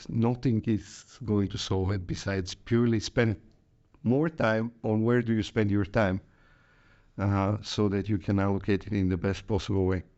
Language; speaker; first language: English; non-native, fluent; Bulgarian